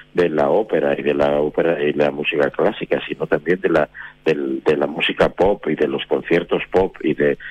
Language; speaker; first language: Spanish; native; Spanish